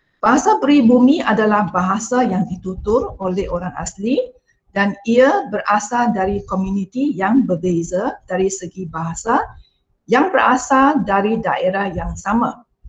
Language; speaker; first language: Malay; non-native, local second language; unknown